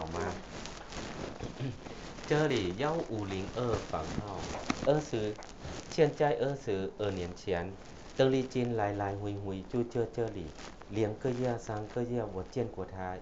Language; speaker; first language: Chinese; non-native, learner; Thai